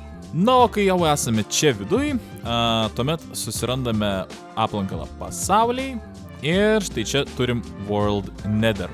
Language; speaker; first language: Lithuanian; native; Lithuanian